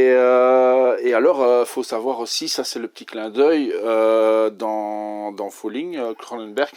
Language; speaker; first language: French; native; French